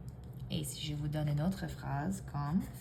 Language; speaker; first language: French; non-native, fluent; English